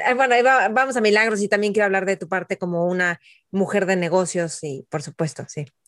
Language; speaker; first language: Spanish; native; Spanish